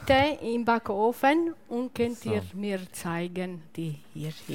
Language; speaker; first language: German; non-native, learner; Italian